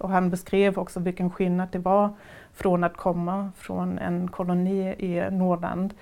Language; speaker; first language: Swedish; non-native, fluent; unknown